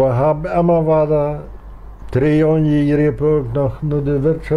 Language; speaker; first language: German; non-native, local second language; Plautdietsch